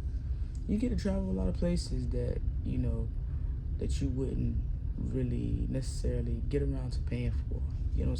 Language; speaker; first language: English; native; English